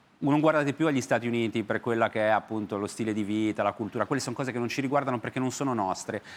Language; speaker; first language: Italian; native; Italian